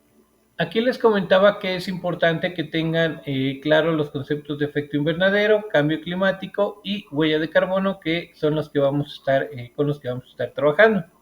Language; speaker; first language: Spanish; native; Spanish